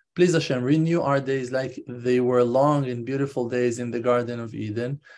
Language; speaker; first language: English; non-native, fluent; Hebrew